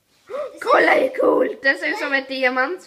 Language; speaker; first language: Swedish; early bilingual, other home language; Spanish